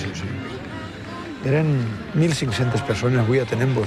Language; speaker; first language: Catalan; native; Catalan